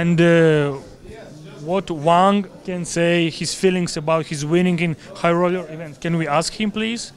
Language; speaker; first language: English; non-native, learner; Russian